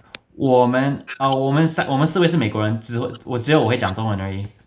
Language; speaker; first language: Chinese; early bilingual, heritage; Chinese